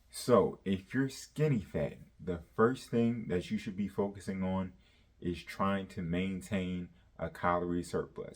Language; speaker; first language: English; native; English